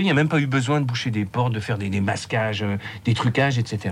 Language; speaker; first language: French; native; French